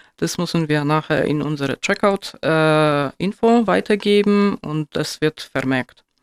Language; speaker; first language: German; non-native, fluent; Polish